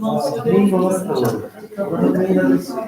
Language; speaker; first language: Turkish; native; Turkish